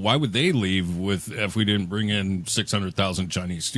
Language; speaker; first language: English; native; English